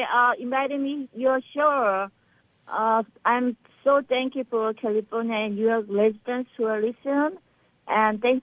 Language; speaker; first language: English; non-native, learner; Korean